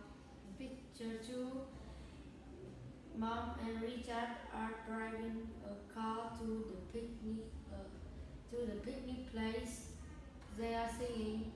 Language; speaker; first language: English; non-native, learner; Vietnamese